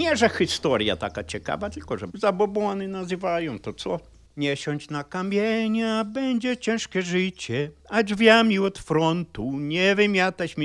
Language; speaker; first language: Polish; early bilingual, heritage; Polish